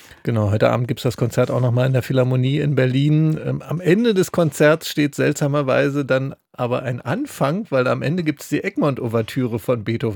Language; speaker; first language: German; native; German